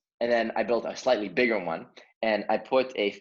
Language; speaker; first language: English; early bilingual, other home language; Hebrew